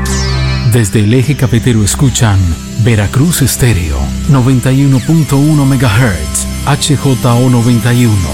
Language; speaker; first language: Spanish; native; Spanish